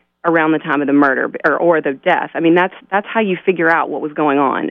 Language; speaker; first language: English; native; English